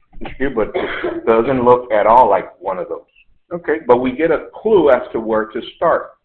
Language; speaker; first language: English; native; English